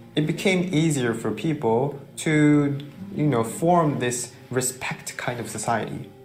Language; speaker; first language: English; early bilingual, other home language; Japanese